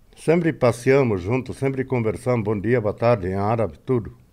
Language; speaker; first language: Portuguese; non-native, fluent; Arabic